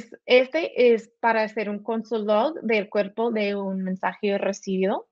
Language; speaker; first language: Spanish; early bilingual, heritage; Spanish